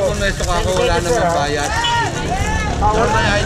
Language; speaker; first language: Korean; native; Korean